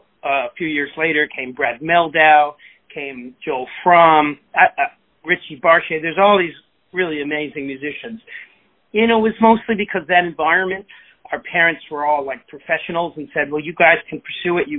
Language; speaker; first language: English; native; English